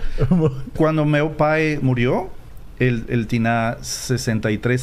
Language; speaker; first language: Portuguese; non-native, learner; Spanish